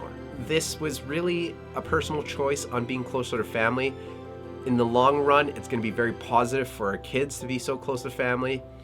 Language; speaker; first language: English; native; English